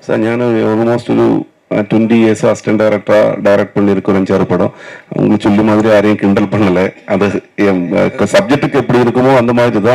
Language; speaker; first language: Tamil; non-native, learner; Malayalam